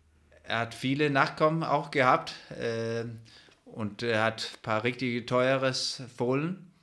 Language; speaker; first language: German; non-native, fluent; Danish